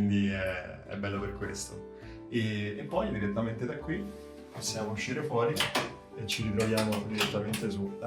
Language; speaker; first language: Italian; native; Italian